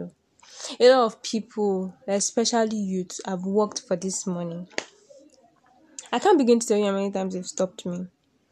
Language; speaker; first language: English; non-native, local second language; Yoruba